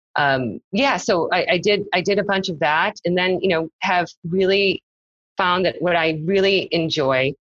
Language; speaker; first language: English; native; English